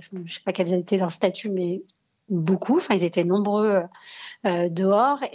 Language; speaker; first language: French; early bilingual, other home language; Arabic